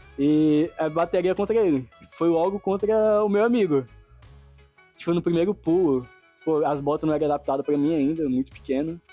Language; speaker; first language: Portuguese; native; Portuguese